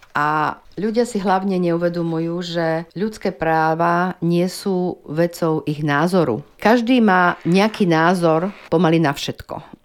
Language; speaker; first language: Slovak; native; Slovak